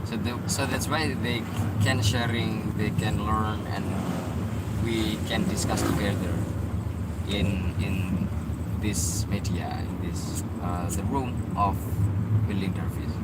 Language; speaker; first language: English; non-native, learner; Indonesian